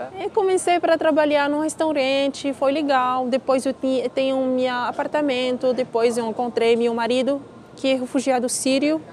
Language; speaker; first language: Portuguese; non-native, learner; Arabic